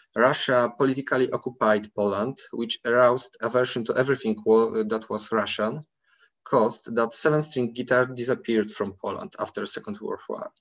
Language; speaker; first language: English; non-native, fluent; Polish